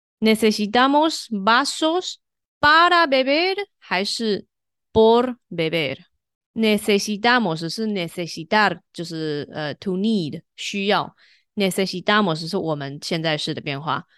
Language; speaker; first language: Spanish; non-native, fluent; Chinese